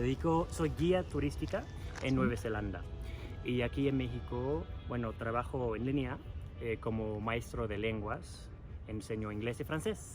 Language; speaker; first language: Spanish; non-native, fluent; English